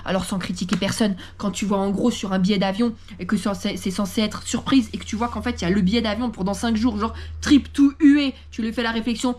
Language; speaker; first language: French; native; French